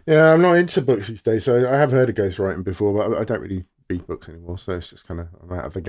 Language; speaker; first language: English; native; English